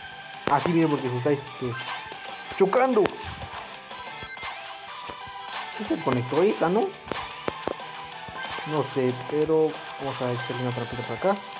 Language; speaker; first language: Spanish; native; Spanish